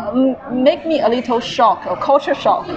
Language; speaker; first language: English; non-native, learner; Chinese